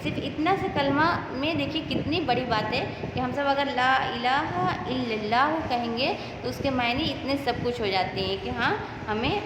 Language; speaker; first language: Urdu; native; Urdu